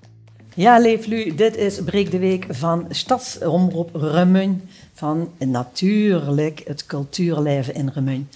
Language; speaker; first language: Dutch; native; Dutch